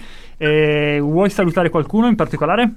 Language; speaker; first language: Italian; native; Italian